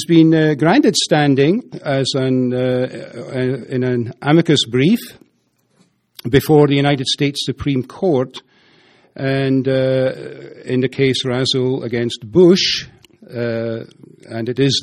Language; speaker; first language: English; native; English